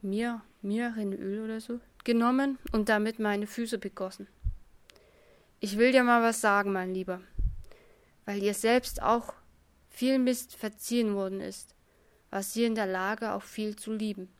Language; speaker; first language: German; native; German